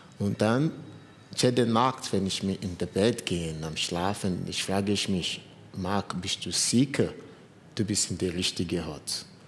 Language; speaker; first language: German; non-native, learner; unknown